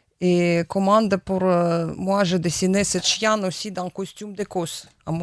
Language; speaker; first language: French; non-native, learner; Russian